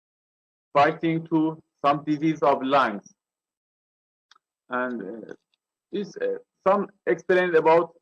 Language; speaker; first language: English; non-native, learner; Persian